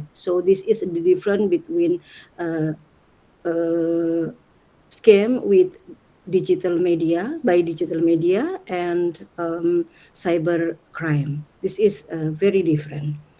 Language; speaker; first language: English; non-native, learner; Indonesian